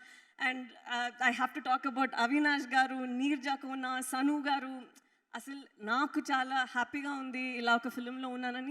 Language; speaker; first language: Telugu; non-native, fluent; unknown